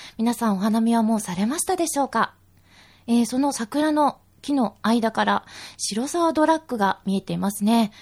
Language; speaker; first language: Japanese; native; Japanese